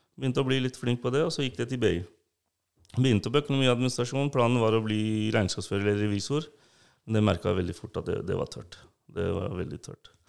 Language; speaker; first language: Norwegian; non-native, local second language; Urdu